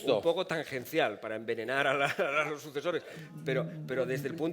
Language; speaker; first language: Spanish; native; Spanish